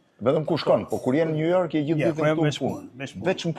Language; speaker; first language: Albanian; native; Albanian